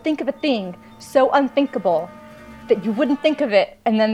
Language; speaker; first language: English; early bilingual, other home language; Tamil